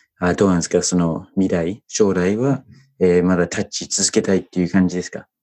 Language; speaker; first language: Japanese; non-native, fluent; English